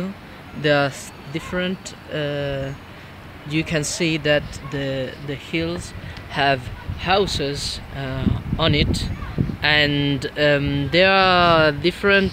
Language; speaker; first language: English; non-native, learner; Spanish